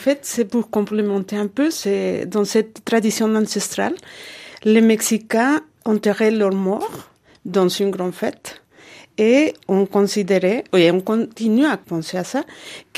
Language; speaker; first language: French; non-native, fluent; Spanish